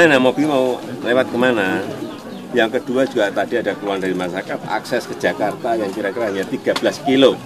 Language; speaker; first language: Indonesian; native; Indonesian